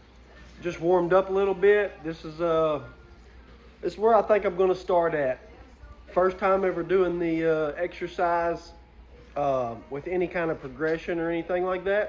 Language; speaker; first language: English; native; English